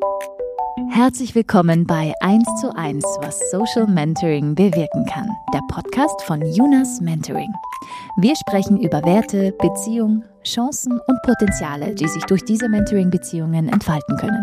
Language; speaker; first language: German; native; German